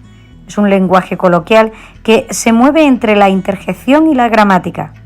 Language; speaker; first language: Spanish; native; Spanish